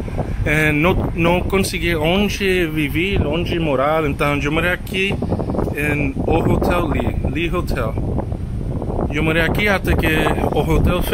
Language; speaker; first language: Portuguese; non-native, learner; English